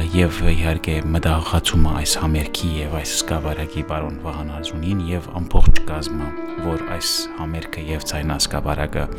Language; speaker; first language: Armenian; early bilingual, heritage; Armenian